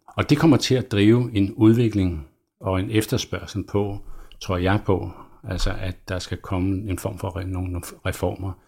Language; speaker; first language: Danish; native; Danish